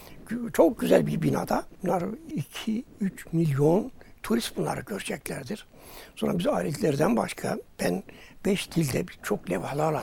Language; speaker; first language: Turkish; native; Turkish